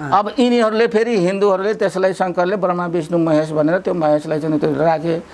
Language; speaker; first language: Nepali; non-native, local second language; Dangaura Tharu